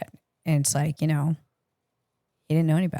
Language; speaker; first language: English; native; English